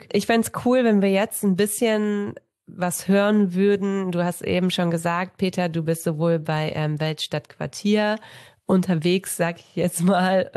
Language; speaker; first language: German; native; German